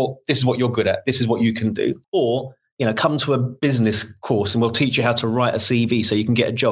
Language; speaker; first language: English; native; English